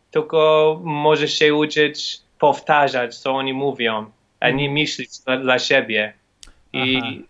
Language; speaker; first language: Polish; non-native, learner; English